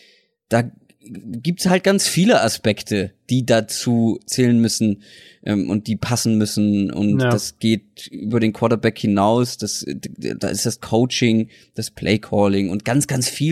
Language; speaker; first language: German; native; German